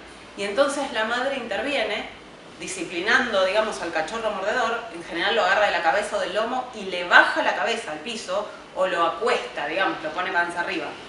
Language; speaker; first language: Spanish; native; Spanish